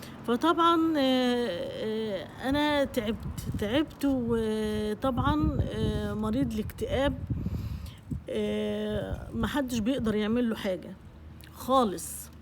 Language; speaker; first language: Arabic; native; Arabic